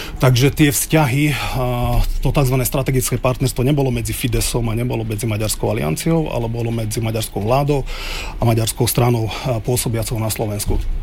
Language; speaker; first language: Slovak; non-native, local second language; Hungarian